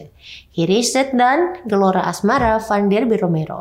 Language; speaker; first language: Dutch; non-native, fluent; Indonesian